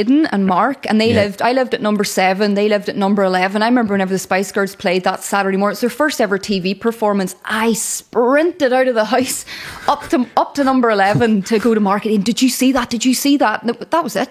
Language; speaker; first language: English; native; English